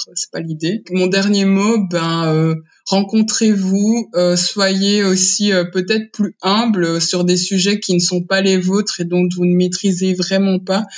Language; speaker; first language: French; early bilingual, other home language; Kinyarwanda